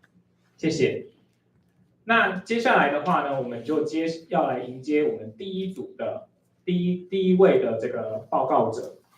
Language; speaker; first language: Chinese; native; Chinese